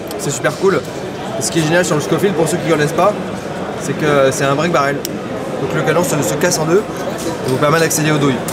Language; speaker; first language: French; native; French